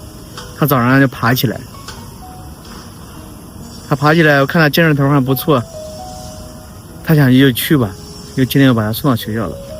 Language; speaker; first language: Chinese; native; Chinese